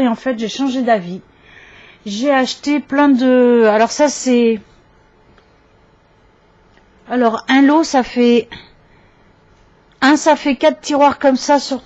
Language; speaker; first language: French; native; French